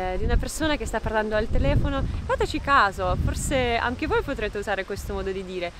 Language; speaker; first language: Italian; non-native, fluent; Russian